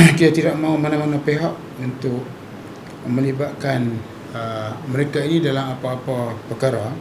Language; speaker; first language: Malay; native; Malay